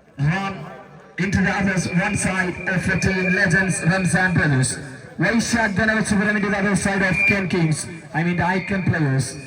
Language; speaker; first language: English; non-native, local second language; Malayalam